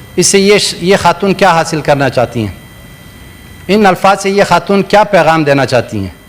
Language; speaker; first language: Urdu; non-native, local second language; Pashto